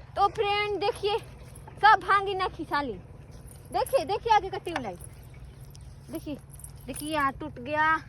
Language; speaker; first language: Hindi; non-native, local second language; Gujarati